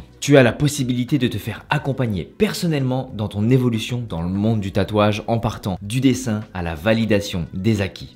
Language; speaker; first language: French; native; French